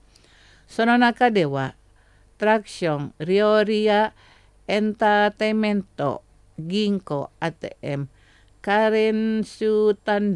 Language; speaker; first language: Japanese; non-native, fluent; Indonesian